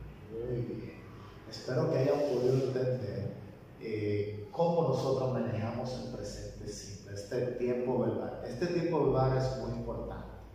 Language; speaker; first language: Spanish; native; Spanish